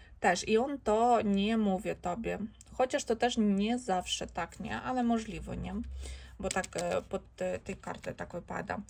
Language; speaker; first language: Polish; non-native, learner; Ukrainian